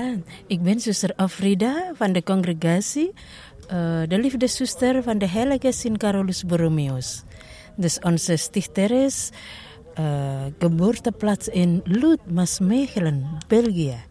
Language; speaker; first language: Dutch; non-native, learner; Indonesian